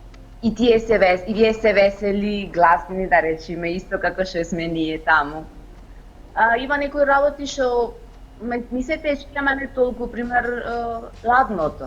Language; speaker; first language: Macedonian; non-native, fluent; Spanish